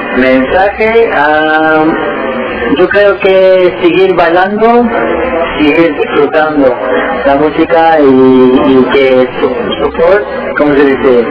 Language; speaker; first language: Spanish; early bilingual, heritage; Spanish